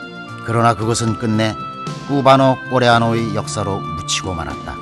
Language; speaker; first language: Korean; native; Korean